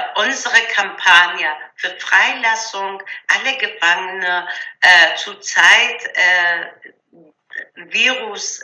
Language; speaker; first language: German; non-native, learner; Persian